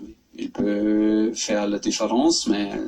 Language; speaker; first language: French; non-native, learner; German